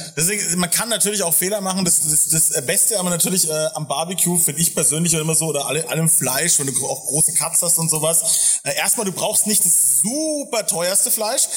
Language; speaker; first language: German; native; German